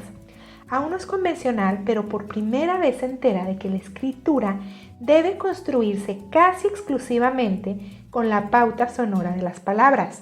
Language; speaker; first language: Spanish; native; Spanish